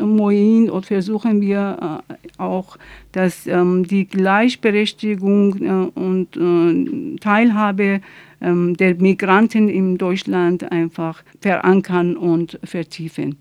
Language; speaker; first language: German; non-native, fluent; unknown